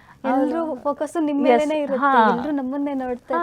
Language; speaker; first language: Kannada; native; Kannada